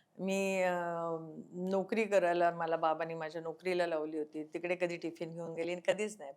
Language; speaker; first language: Marathi; non-native, local second language; Konkani